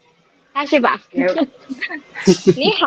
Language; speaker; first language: Chinese; non-native, learner; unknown